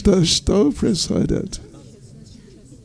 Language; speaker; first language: Russian; non-native, learner; English